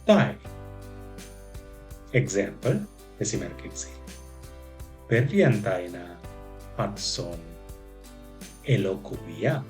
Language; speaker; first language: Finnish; non-native, fluent; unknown